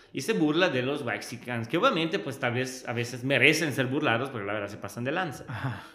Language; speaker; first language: Spanish; non-native, fluent; Italian